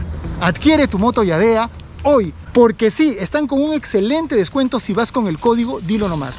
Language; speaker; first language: Spanish; native; Spanish